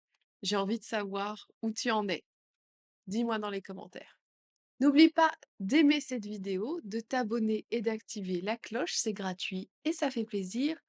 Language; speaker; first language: French; native; French